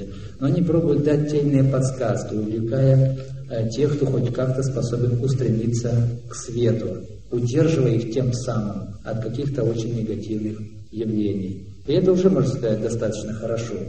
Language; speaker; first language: Russian; native; Russian